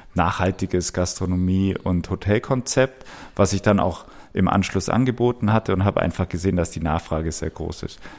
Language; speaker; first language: German; native; German